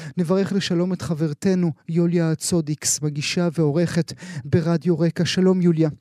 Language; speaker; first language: Hebrew; native; Hebrew